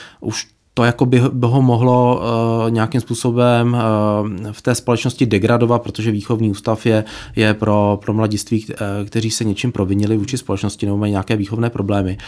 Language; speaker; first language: Czech; native; Czech